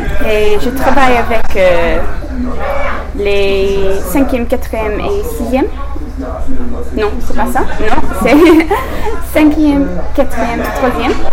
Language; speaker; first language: French; non-native, learner; English